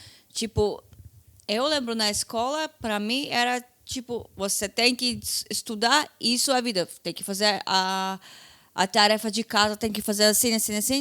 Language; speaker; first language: Portuguese; non-native, fluent; Hebrew